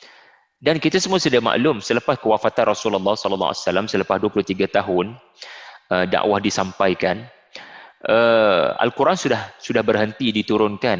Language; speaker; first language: Malay; native; Malay